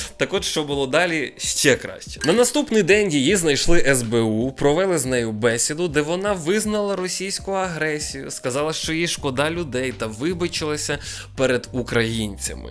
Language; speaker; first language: Ukrainian; native; Ukrainian